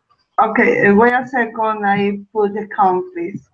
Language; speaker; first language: English; non-native, learner; Spanish